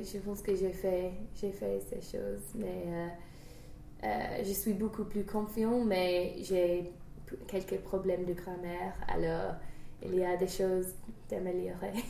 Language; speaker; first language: French; non-native, learner; English